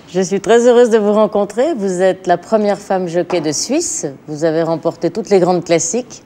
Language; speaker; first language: French; native; French